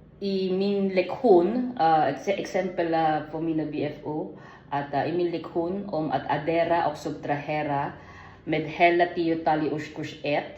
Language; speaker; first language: Swedish; non-native, learner; Filipino